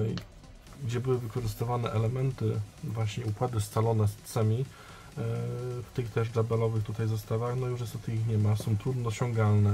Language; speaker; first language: Polish; native; Polish